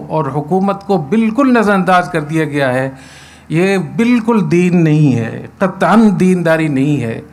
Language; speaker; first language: Urdu; native; Urdu